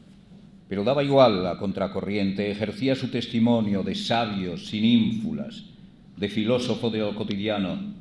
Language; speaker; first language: Spanish; native; Spanish